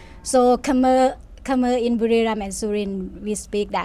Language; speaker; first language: English; non-native, fluent; Thai